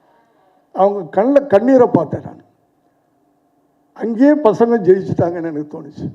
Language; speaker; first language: Tamil; native; Tamil